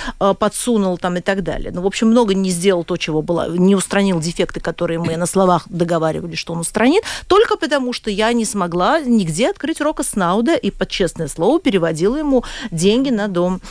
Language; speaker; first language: Russian; native; Russian